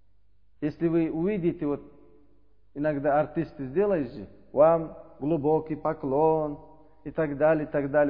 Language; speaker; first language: Russian; non-native, learner; Uzbek